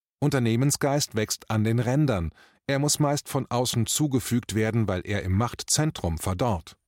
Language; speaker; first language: German; native; German